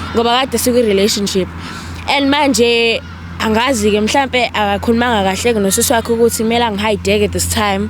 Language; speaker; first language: Zulu; non-native, local second language; Xhosa